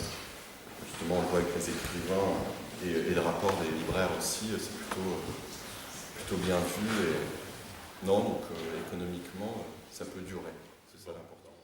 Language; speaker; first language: French; native; French